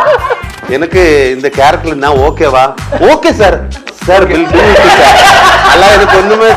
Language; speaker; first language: Tamil; non-native, learner; Malayalam